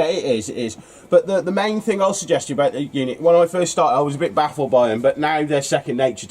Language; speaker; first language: English; native; English